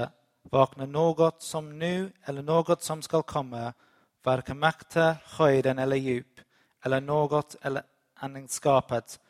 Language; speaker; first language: Swedish; non-native, fluent; English